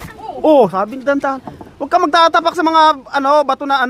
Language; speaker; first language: Filipino; native; Filipino